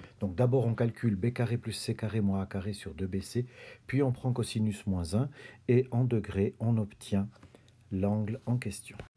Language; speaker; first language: French; native; French